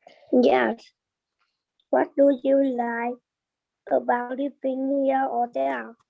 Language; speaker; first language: English; non-native, learner; Vietnamese